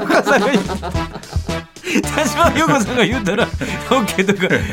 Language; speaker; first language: Japanese; native; Japanese